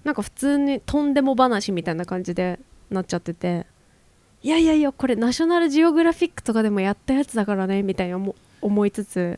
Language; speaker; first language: Japanese; native; Japanese